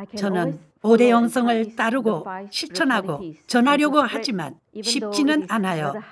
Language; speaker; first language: Korean; non-native, fluent; Malay